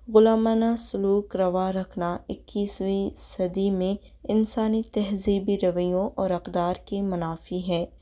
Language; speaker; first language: Urdu; non-native, local second language; Baluchi